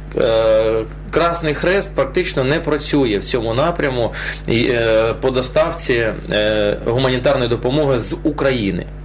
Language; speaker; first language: Ukrainian; non-native, local second language; Russian